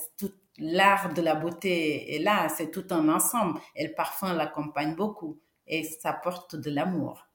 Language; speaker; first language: French; non-native, local second language; Wolof